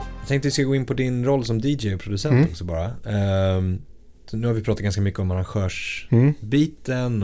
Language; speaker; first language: Swedish; native; Swedish